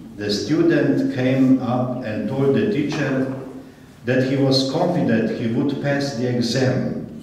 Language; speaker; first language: English; non-native, fluent; Slovenian